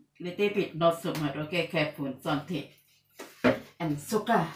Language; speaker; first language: English; non-native, learner; Thai